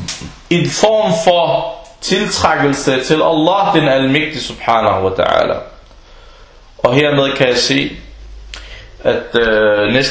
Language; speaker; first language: Danish; non-native, local second language; Arabic